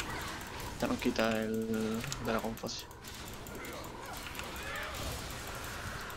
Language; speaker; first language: Spanish; native; Spanish